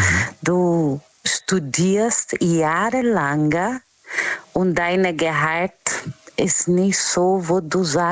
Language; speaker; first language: German; non-native, learner; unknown